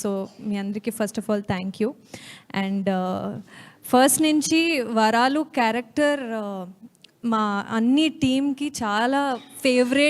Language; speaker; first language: Telugu; non-native, learner; Kannada